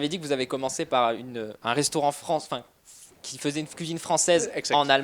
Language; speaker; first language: French; native; French